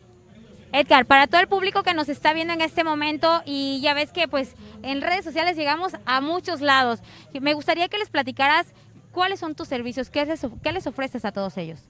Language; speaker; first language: Spanish; native; Spanish